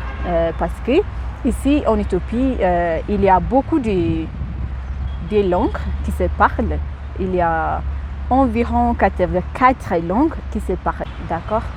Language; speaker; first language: French; non-native, fluent; Amharic